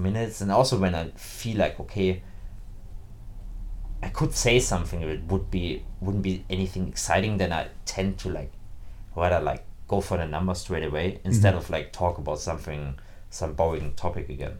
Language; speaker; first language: English; non-native, fluent; German